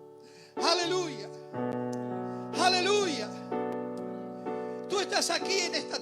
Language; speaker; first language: Spanish; native; Spanish